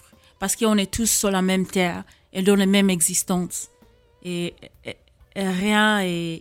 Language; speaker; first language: French; non-native, fluent; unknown